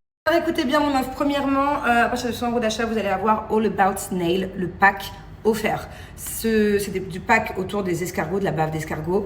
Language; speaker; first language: French; native; French